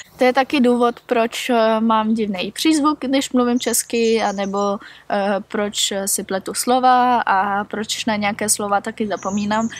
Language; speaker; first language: Czech; early bilingual, heritage; Czech